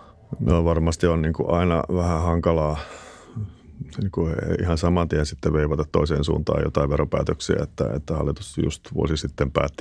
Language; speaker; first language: Finnish; native; Finnish